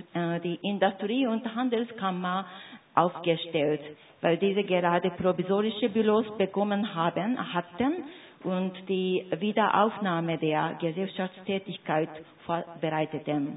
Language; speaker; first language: German; non-native, fluent; Japanese